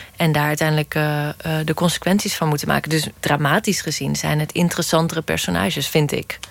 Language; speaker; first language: Dutch; native; Dutch